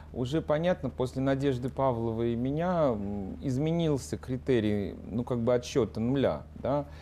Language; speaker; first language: Russian; non-native, local second language; Ukrainian